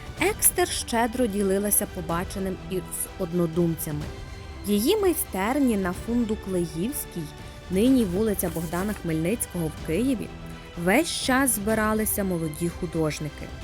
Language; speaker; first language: Ukrainian; native; Ukrainian